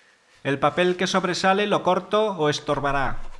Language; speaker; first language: Spanish; native; Spanish